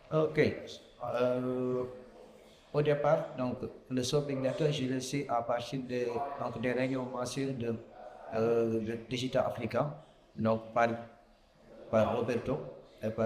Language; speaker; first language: French; non-native, local second language; Wolof